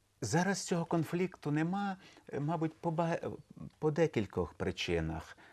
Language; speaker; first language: Ukrainian; native; Ukrainian